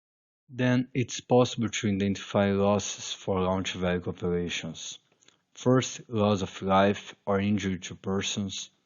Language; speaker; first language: English; non-native, fluent; Portuguese